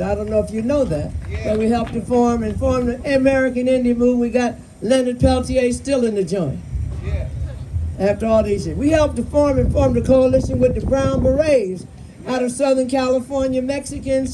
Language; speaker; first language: English; native; English